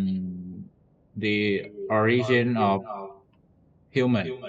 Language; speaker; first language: English; non-native, learner; Vietnamese